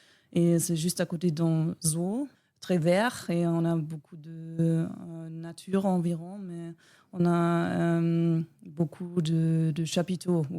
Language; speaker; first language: French; non-native, learner; German